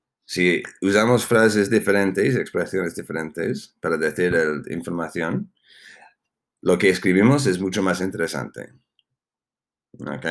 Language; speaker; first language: Spanish; non-native, fluent; English